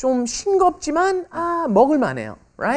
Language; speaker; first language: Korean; non-native, fluent; English